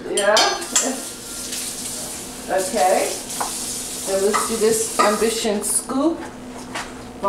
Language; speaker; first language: German; non-native, learner; English